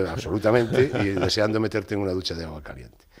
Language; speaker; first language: Spanish; native; Spanish